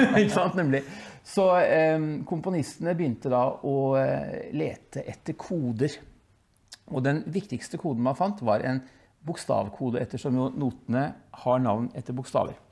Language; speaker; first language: Norwegian; early bilingual, other home language; Dutch